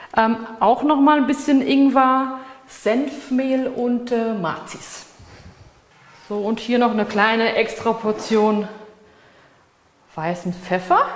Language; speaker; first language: German; native; German